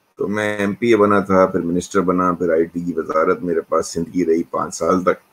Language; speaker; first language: Urdu; native; Urdu